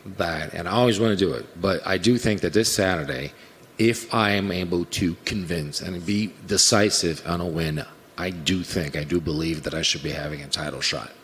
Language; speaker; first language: English; non-native, fluent; Portuguese